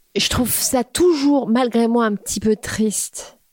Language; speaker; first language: French; native; French